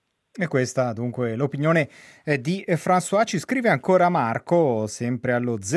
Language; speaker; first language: Italian; native; Italian